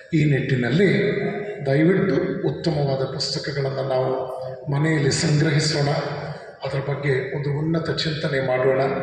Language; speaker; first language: Kannada; non-native, local second language; Telugu